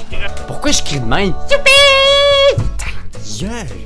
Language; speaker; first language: French; native; French